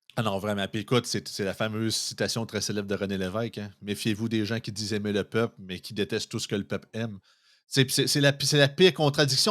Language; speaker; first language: French; native; French